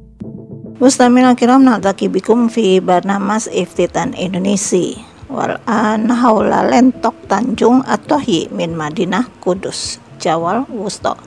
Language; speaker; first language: Arabic; non-native, fluent; Indonesian